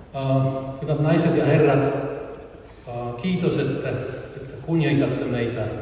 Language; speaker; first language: Finnish; non-native, fluent; Polish